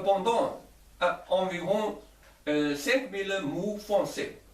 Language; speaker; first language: French; non-native, learner; Chinese